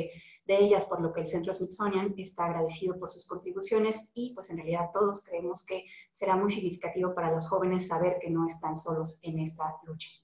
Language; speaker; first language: Spanish; native; Spanish